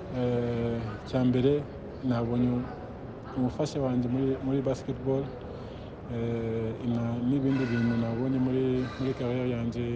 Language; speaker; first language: Kinyarwanda; non-native, fluent; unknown